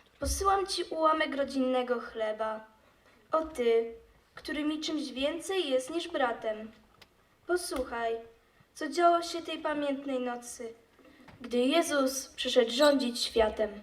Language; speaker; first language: Polish; native; Polish